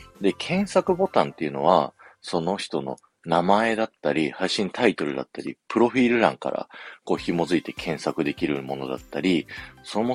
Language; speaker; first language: Japanese; native; Japanese